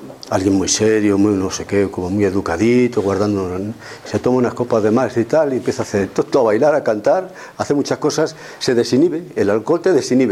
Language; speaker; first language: Spanish; native; Spanish